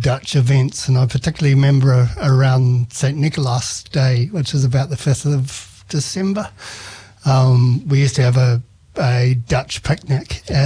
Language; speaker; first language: English; native; English